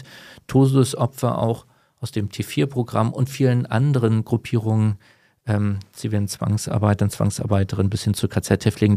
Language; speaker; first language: German; native; German